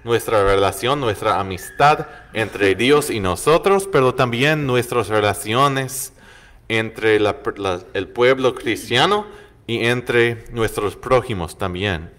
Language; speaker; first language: Spanish; non-native, fluent; English